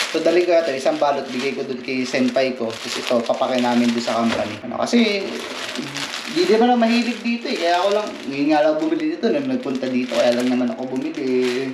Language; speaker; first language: Filipino; native; Filipino